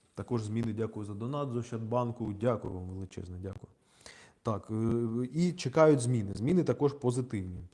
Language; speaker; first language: Ukrainian; non-native, local second language; Russian